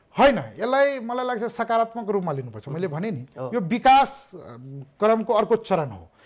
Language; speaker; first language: Nepali; non-native, local second language; Maithili